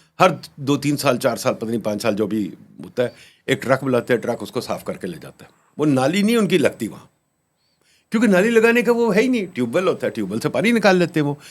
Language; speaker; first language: Urdu; native; Urdu